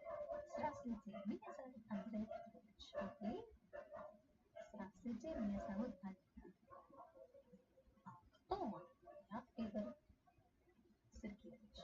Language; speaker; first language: Russian; non-native, learner; English